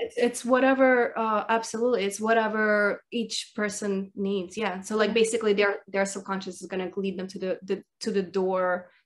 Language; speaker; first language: English; early bilingual, other home language; Russian